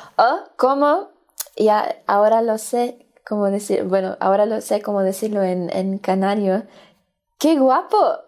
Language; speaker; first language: Spanish; non-native, fluent; English